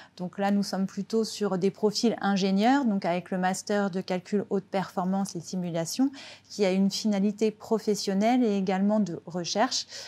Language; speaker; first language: French; native; French